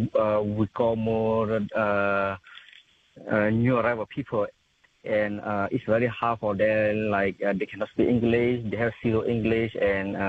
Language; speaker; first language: English; non-native, local second language; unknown